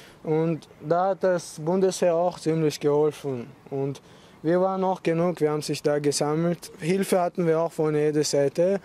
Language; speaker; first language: German; early bilingual, other home language; Chechen